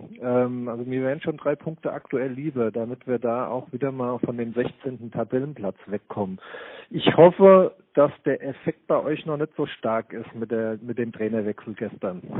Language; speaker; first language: German; native; German